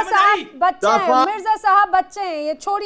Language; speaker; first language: Hindi; native; Hindi